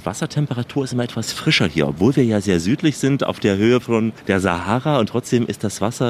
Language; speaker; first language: German; native; German